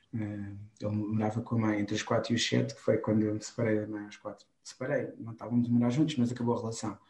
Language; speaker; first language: Portuguese; non-native, local second language; Kabuverdianu